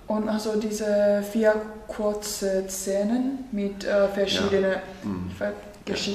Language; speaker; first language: German; non-native, learner; Finnish